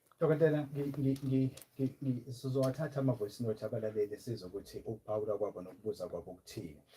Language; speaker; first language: Zulu; native; Zulu